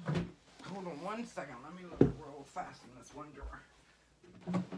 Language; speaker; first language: English; native; English